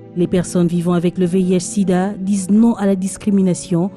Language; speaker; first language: French; native; French